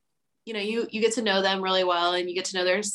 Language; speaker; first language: English; native; English